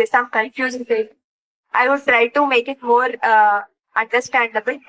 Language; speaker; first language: English; non-native, local second language; Telugu